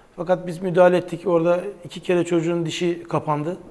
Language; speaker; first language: Turkish; native; Turkish